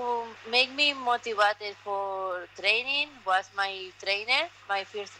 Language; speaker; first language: English; non-native, learner; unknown